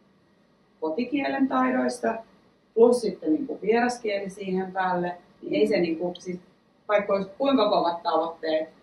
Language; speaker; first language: Finnish; native; Finnish